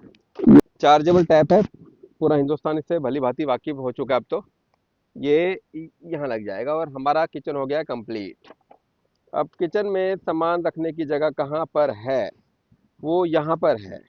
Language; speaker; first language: Hindi; native; Hindi